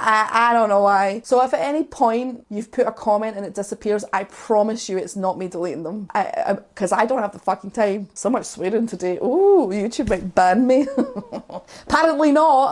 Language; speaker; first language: English; native; English